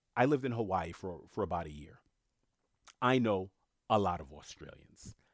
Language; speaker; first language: English; early bilingual, other home language; French